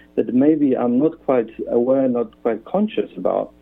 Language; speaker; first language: English; non-native, fluent; Polish